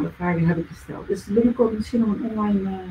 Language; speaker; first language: Dutch; native; Dutch